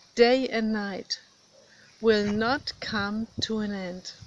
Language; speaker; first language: English; non-native, fluent; German